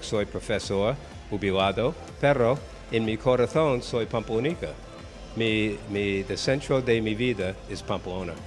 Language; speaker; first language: Spanish; non-native, learner; English